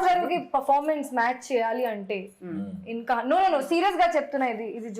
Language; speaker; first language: Telugu; non-native, fluent; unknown